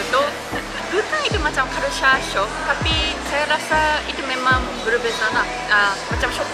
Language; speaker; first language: Indonesian; non-native, fluent; Japanese